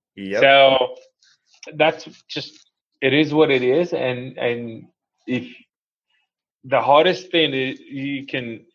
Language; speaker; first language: English; non-native, fluent; Hebrew